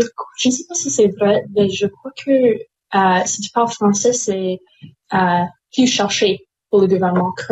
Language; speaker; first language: French; non-native, local second language; English